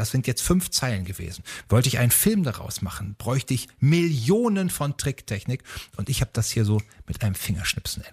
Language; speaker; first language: German; native; German